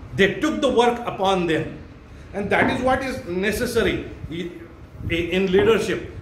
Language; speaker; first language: English; non-native, local second language; Marathi